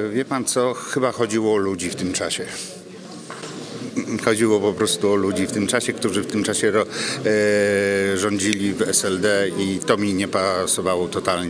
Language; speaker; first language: Polish; native; Polish